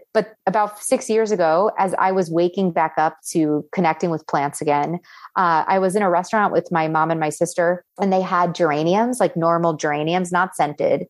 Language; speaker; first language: English; early bilingual, other home language; Italian